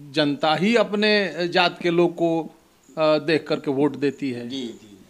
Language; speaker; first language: Hindi; native; Hindi